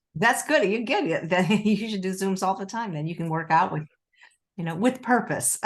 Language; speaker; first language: English; native; English